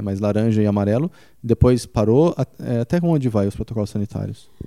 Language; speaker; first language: Portuguese; native; Portuguese